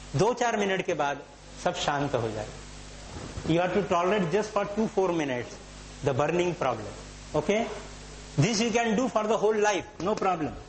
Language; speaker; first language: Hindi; native; Hindi